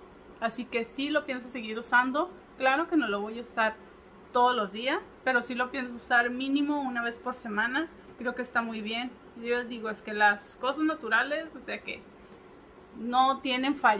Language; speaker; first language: Spanish; native; Spanish